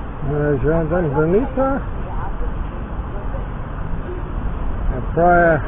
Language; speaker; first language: Portuguese; non-native, learner; English